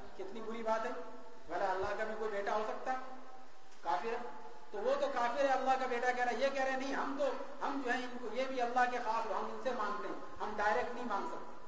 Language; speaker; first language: Urdu; native; Urdu